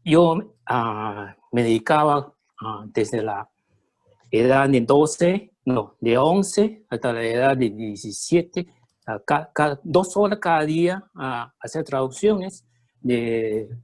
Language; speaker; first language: Spanish; early bilingual, other home language; Chinese